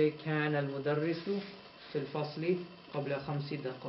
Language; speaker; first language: Arabic; non-native, fluent; English